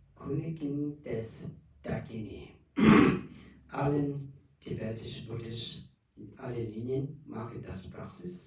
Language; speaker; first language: German; non-native, learner; Tibetan